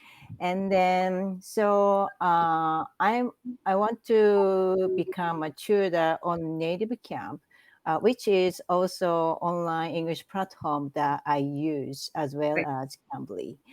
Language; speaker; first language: English; non-native, learner; Japanese